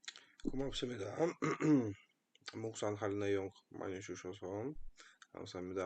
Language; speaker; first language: Korean; non-native, fluent; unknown